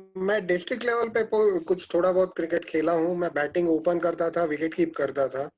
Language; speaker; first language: Hindi; non-native, local second language; Marathi